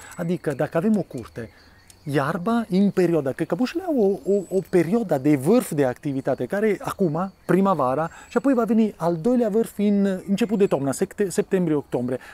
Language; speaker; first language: Romanian; non-native, fluent; Italian